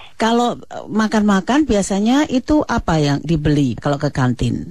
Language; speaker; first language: Indonesian; native; Indonesian